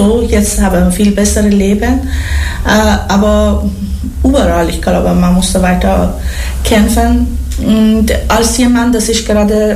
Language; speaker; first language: German; non-native, learner; Persian